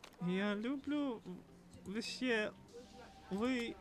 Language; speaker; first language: Russian; non-native, learner; English